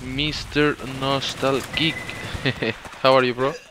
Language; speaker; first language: English; non-native, learner; Spanish